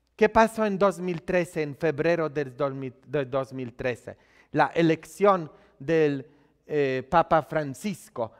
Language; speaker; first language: Spanish; non-native, fluent; Polish